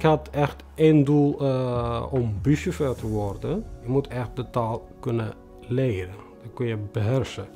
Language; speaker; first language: Dutch; non-native, fluent; Tigrinya